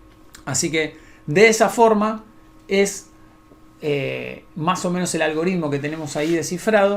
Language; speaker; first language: Spanish; native; Spanish